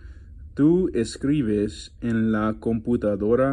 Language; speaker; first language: Spanish; non-native, learner; English